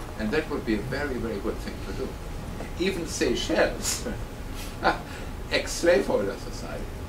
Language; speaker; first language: English; non-native, fluent; German